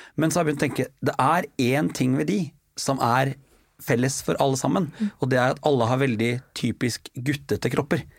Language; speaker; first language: Norwegian; native; Norwegian